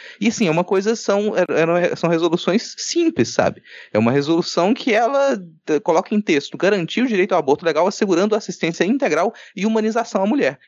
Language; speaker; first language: Portuguese; native; Portuguese